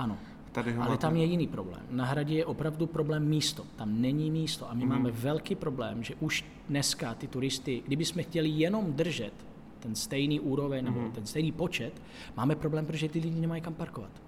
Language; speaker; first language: Czech; non-native, fluent; Italian